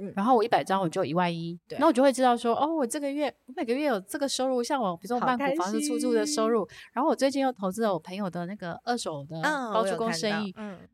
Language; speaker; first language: Chinese; native; Chinese